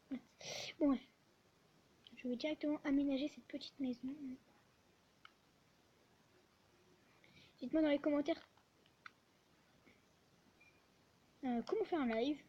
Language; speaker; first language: French; native; French